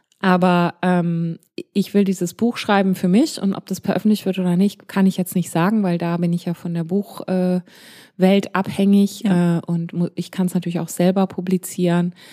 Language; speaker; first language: German; early bilingual, heritage; German